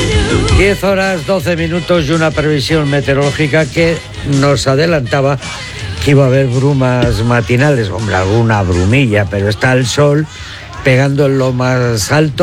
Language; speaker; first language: Spanish; native; Spanish